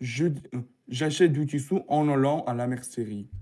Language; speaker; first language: French; non-native, learner; Russian